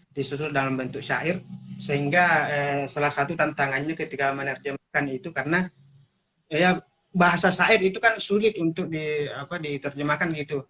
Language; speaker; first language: Indonesian; non-native, local second language; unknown